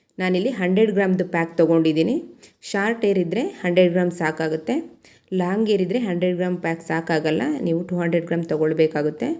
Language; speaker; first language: Kannada; native; Kannada